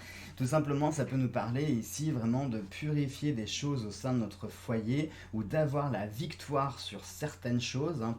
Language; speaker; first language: French; native; French